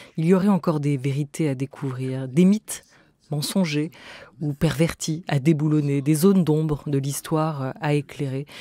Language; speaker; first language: French; native; French